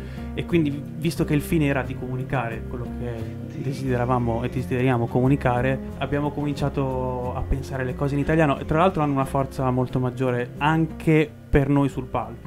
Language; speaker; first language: Italian; native; Italian